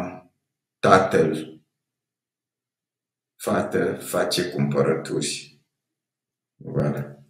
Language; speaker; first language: Romanian; non-native, fluent; French